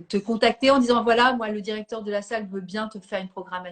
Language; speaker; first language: French; native; French